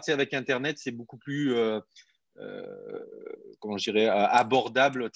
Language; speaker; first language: French; native; French